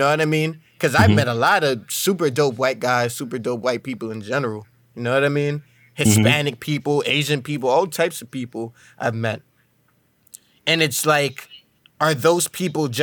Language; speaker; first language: English; native; English